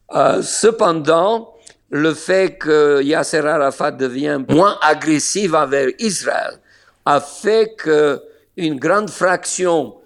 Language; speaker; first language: French; non-native, fluent; Slovenian